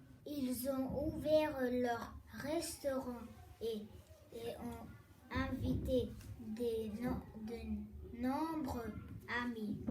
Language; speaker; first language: French; non-native, learner; Bulgarian